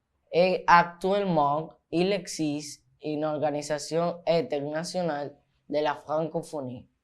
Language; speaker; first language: French; non-native, learner; Spanish